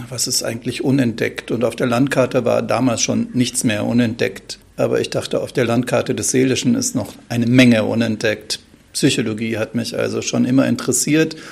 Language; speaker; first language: German; native; German